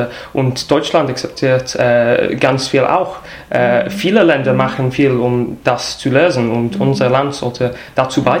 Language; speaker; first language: German; non-native, fluent; English